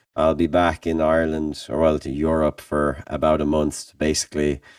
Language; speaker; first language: English; native; English